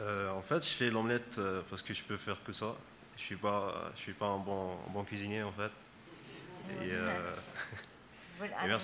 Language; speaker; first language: French; non-native, learner; Arabic